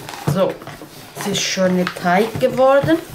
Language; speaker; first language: German; non-native, learner; Turkish